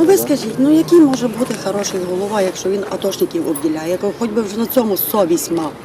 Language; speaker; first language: Ukrainian; native; Ukrainian